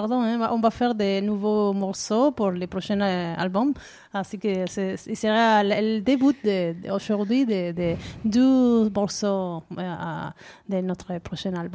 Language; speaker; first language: French; non-native, learner; Spanish